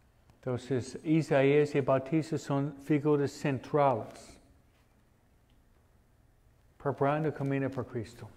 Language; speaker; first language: Spanish; non-native, fluent; English